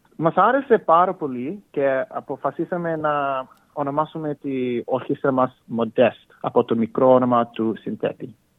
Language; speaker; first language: Greek; early bilingual, heritage; Greek